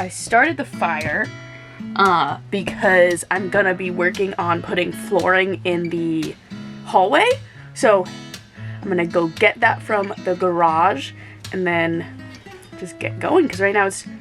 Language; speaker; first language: English; native; English